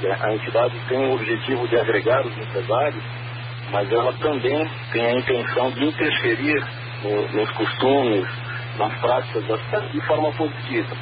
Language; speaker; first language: Portuguese; native; Portuguese